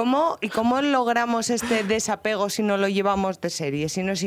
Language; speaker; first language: Spanish; native; Spanish